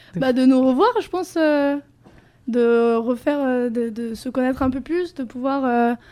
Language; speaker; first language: French; non-native, fluent; Spanish